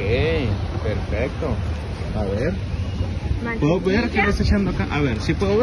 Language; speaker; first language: Spanish; native; Spanish